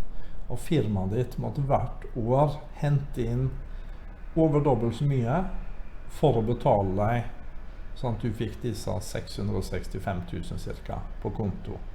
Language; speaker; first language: Norwegian; native; Norwegian